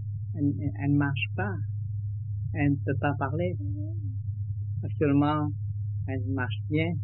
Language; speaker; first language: French; non-native, learner; Vietnamese